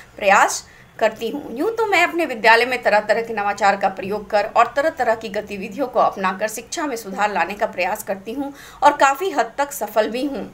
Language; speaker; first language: Hindi; native; Hindi